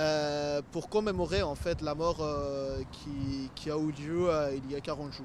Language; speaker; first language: French; non-native, fluent; Persian